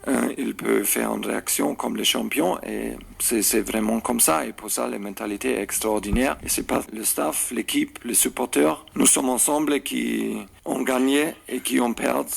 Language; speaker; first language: French; non-native, learner; German